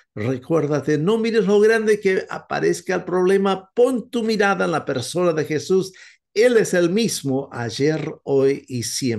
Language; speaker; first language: Spanish; non-native, fluent; English